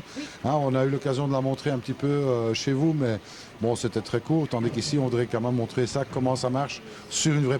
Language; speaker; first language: French; native; French